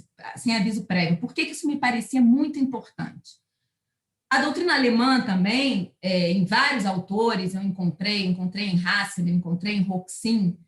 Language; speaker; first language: Portuguese; native; Portuguese